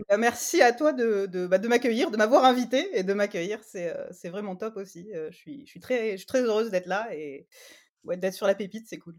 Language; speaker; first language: French; native; French